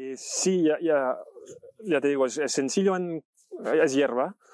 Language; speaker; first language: Spanish; non-native, fluent; French